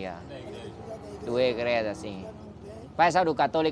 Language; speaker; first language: Portuguese; non-native, learner; Vietnamese